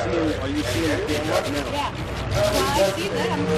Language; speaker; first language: English; native; English